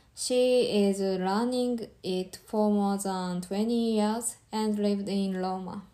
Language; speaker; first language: English; non-native, learner; Japanese